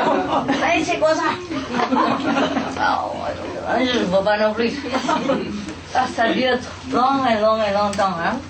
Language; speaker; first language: French; non-native, learner; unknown